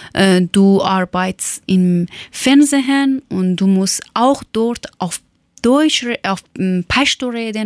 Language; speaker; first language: German; non-native, fluent; Persian